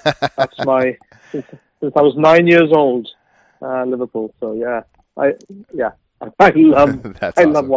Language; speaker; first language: English; native; English